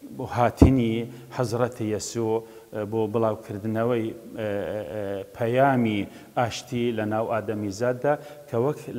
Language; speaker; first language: Central Kurdish; non-native, local second language; Assyrian Neo-Aramaic